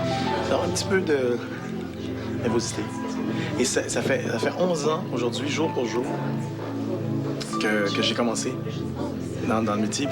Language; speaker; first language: French; native; French